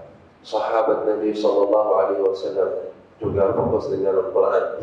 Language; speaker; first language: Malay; non-native, fluent; Arabic